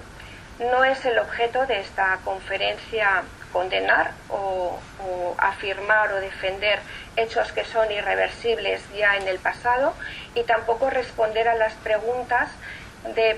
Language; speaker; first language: Spanish; native; Spanish